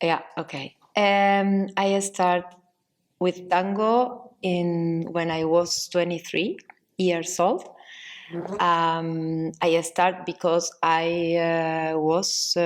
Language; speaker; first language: English; non-native, learner; Spanish